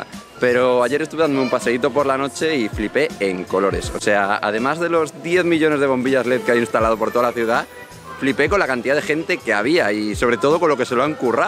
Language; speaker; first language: Spanish; native; Spanish